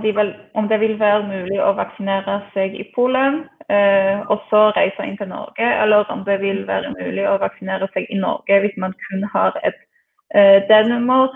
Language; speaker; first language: Norwegian; non-native, fluent; Polish